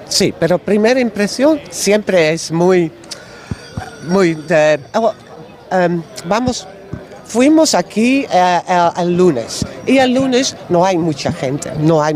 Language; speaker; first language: Spanish; non-native, learner; Dutch